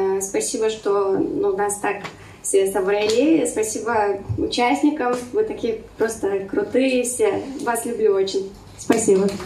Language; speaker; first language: Russian; early bilingual, heritage; Russian